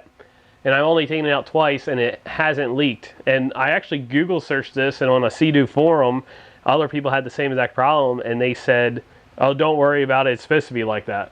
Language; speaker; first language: English; native; English